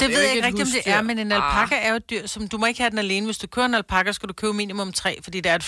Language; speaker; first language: Danish; native; Danish